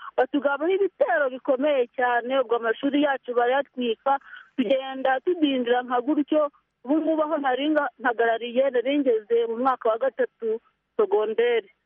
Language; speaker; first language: Kinyarwanda; early bilingual, heritage; Kinyarwanda